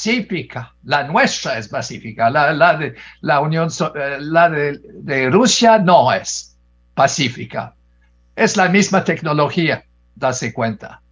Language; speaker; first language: Spanish; non-native, fluent; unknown